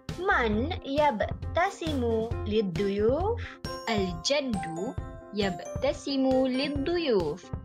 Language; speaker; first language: Arabic; non-native, fluent; Malay